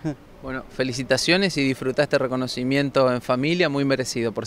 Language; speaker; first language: Spanish; native; Spanish